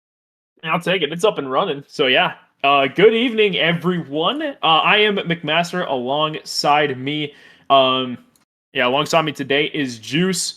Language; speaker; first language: English; native; English